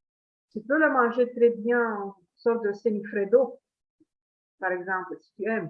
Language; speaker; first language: French; non-native, fluent; Italian